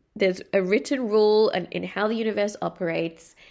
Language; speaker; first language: English; native; English